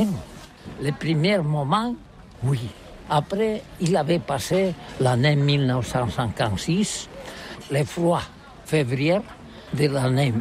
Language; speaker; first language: French; non-native, learner; Catalan